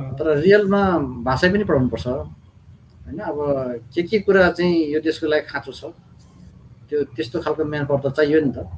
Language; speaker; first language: Nepali; non-native, local second language; Gurung